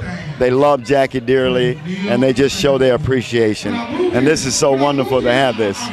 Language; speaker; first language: English; native; English